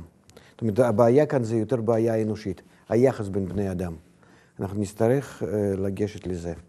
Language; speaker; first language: Hebrew; non-native, fluent; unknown